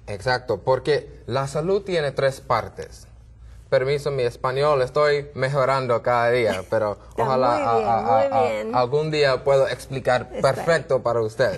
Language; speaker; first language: Spanish; non-native, learner; English